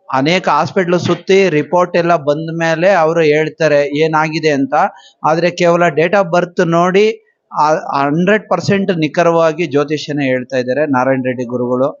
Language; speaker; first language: Kannada; native; Kannada